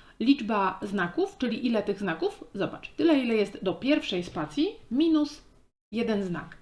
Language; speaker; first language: Polish; native; Polish